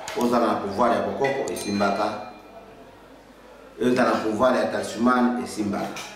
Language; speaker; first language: Lingala; non-native, local second language; Swahili